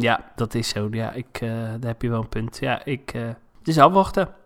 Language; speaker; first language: Dutch; native; Dutch